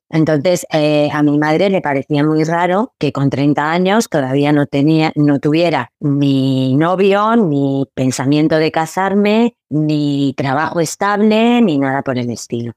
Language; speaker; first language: Spanish; early bilingual, other home language; Arabic